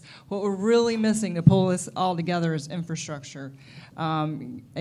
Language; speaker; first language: English; native; English